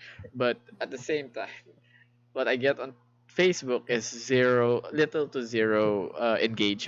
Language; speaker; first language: English; non-native, local second language; Filipino